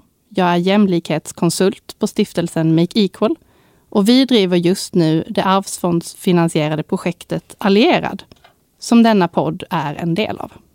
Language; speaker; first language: Swedish; native; Swedish